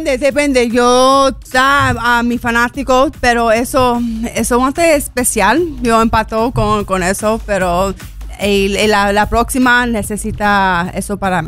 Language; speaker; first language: Spanish; early bilingual, heritage; English